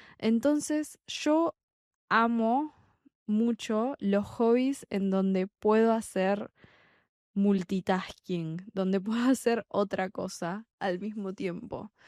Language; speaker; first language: Spanish; native; Spanish